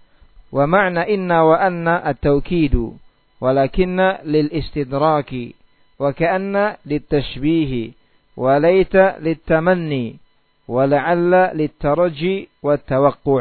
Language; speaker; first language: Arabic; non-native, fluent; Indonesian